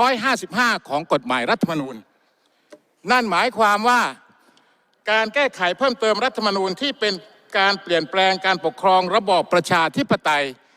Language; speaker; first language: Thai; non-native, local second language; Malay